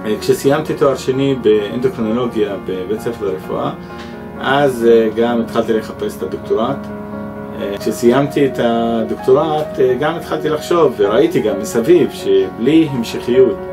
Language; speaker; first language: Hebrew; non-native, local second language; Arabic